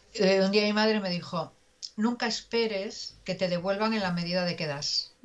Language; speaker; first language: Spanish; native; Spanish